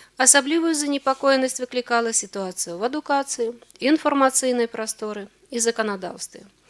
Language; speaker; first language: Belarusian; native; Belarusian